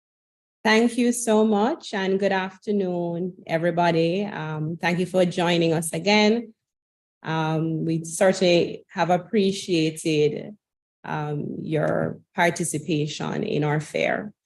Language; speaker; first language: English; native; English